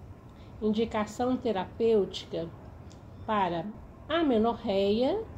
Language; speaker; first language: Portuguese; native; Portuguese